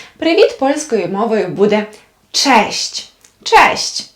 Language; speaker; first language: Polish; non-native, fluent; Ukrainian